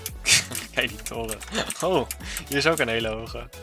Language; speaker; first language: Dutch; native; Dutch